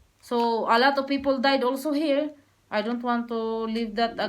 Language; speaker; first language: English; non-native, learner; Filipino